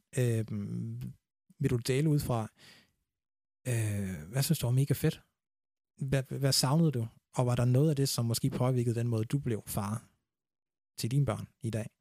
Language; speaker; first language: Danish; early bilingual, other home language; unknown